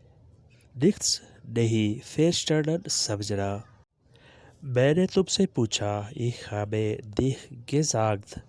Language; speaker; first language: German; non-native, learner; Urdu